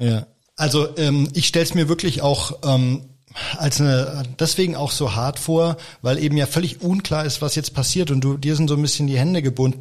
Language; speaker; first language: German; native; German